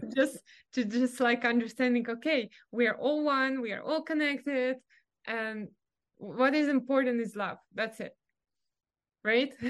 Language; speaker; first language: English; non-native, fluent; Russian